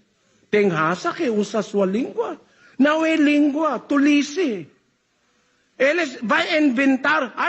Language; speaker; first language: Portuguese; non-native, learner; Filipino